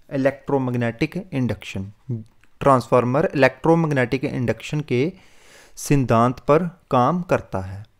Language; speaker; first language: Hindi; non-native, local second language; Punjabi